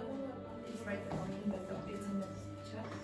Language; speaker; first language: English; non-native, learner; Spanish